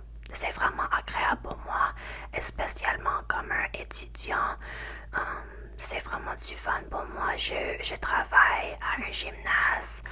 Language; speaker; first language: French; non-native, learner; English